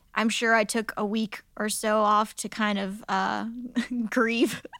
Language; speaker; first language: English; native; English